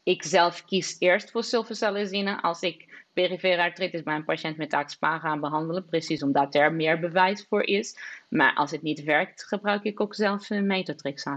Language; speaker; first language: Dutch; non-native, fluent; Portuguese